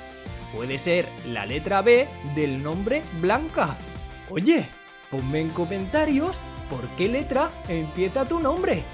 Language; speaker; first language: Spanish; native; Spanish